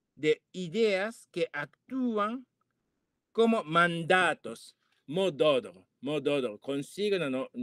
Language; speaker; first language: Spanish; non-native, fluent; Japanese